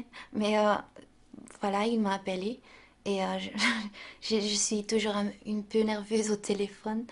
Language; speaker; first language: French; non-native, local second language; Dutch